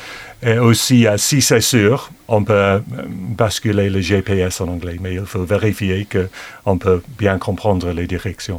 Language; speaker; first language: French; non-native, fluent; English